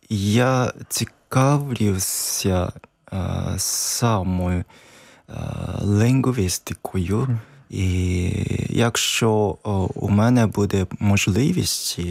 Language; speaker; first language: Ukrainian; non-native, learner; Japanese